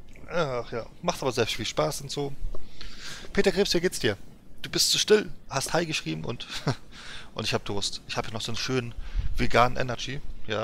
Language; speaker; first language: German; native; German